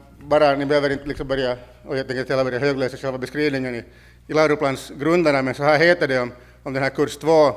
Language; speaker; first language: Swedish; native; Swedish